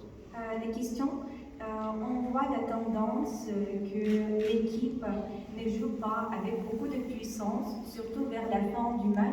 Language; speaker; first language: French; non-native, fluent; Ukrainian